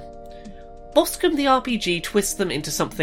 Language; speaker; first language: English; native; English